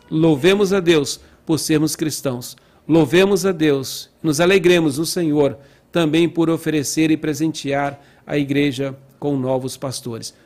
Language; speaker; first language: Portuguese; native; Portuguese